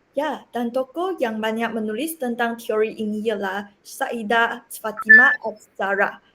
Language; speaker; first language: Malay; non-native, local second language; Chinese